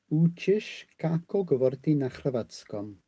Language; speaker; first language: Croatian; non-native, learner; English